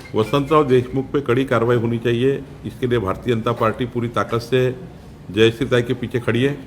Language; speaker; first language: Hindi; non-native, local second language; Marathi